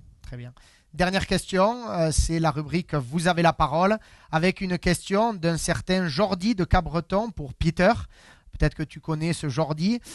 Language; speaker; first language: French; native; French